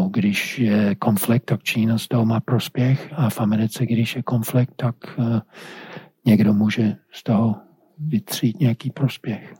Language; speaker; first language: Czech; non-native, fluent; English